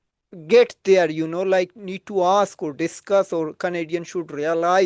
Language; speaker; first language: English; non-native, fluent; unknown